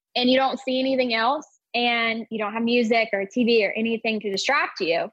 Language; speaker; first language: English; native; English